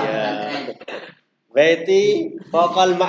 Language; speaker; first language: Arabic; non-native, fluent; Indonesian